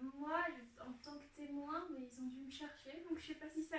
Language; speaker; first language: French; native; French